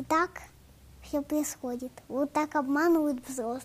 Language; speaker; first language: Russian; native; Russian